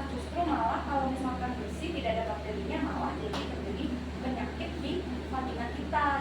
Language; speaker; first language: Indonesian; native; Indonesian